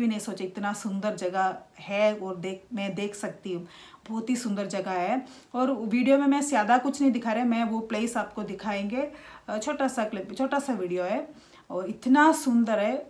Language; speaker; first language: Hindi; non-native, local second language; Malayalam